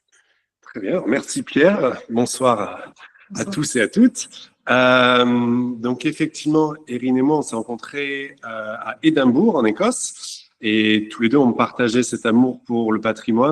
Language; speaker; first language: French; native; French